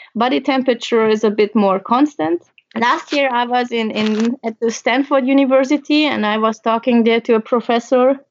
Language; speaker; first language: English; early bilingual, other home language; Hungarian